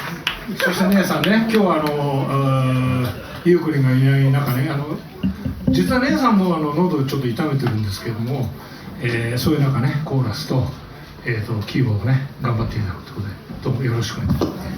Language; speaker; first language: Japanese; native; Japanese